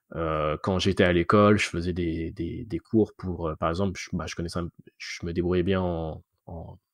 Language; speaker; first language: French; native; French